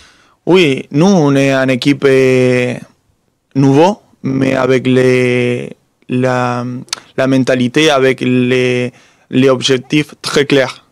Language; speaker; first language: French; non-native, fluent; Spanish